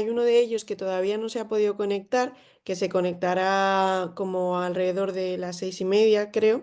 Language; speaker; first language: Spanish; native; Spanish